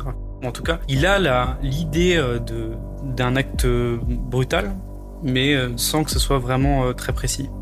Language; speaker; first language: French; native; French